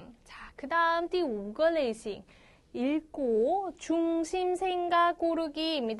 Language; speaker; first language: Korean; non-native, fluent; Chinese